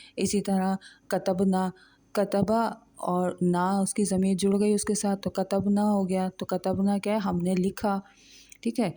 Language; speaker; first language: Urdu; native; Urdu